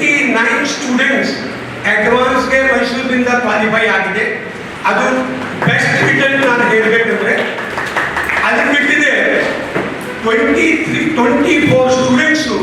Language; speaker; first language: Kannada; non-native, local second language; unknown